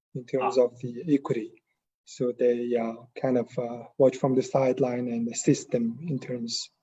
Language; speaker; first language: English; non-native, fluent; Mongolian